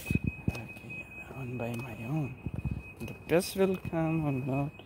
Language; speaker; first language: English; non-native, learner; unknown